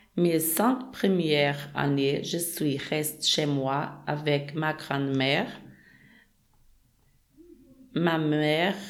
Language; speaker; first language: French; non-native, learner; Portuguese